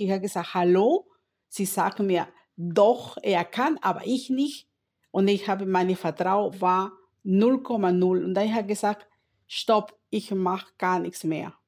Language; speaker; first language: German; non-native, learner; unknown